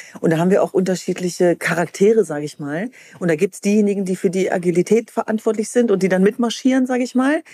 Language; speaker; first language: German; early bilingual, other home language; Kurdish